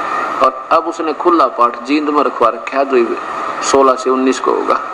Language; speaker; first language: Hindi; non-native, local second language; Haryanvi